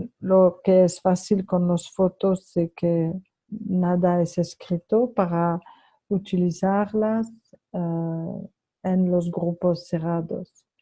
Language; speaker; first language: Spanish; non-native, fluent; French